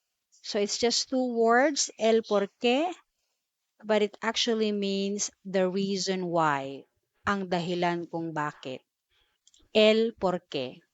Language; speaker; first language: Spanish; non-native, fluent; Filipino